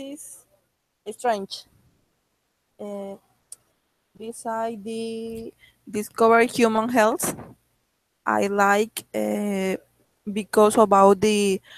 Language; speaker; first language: English; non-native, learner; Spanish